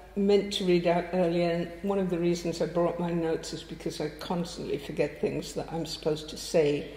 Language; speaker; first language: English; native; English